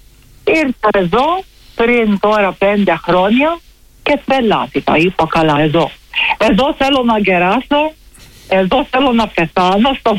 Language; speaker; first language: Greek; non-native, learner; Maltese